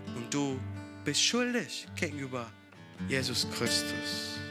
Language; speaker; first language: German; non-native, fluent; Italian